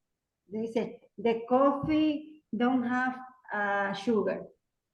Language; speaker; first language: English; non-native, learner; Spanish